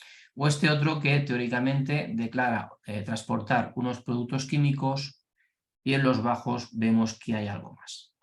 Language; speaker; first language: Spanish; native; Spanish